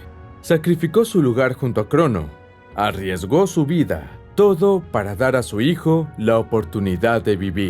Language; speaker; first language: Spanish; native; Spanish